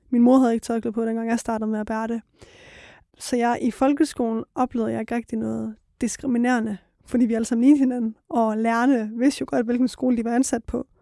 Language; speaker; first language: Danish; early bilingual, other home language; Persian